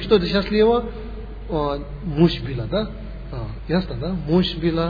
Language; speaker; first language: Russian; non-native, learner; Tibetan